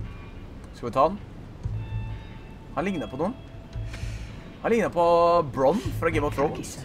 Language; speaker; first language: Norwegian; native; Norwegian